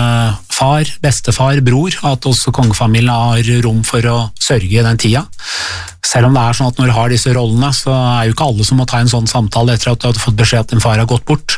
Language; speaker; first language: Norwegian; native; Norwegian